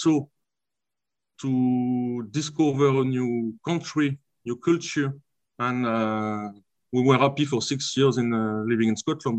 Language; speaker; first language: English; non-native, fluent; French